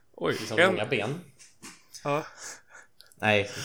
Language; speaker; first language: Swedish; native; Swedish